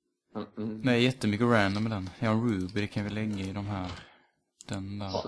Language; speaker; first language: Swedish; native; Swedish